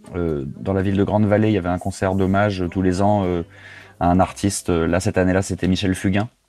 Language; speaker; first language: French; native; French